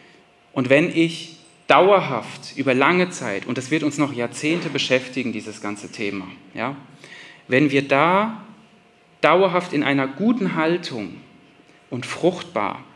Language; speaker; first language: German; native; German